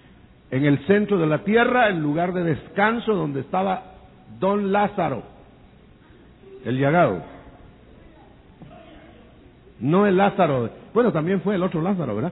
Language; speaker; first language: Spanish; native; Spanish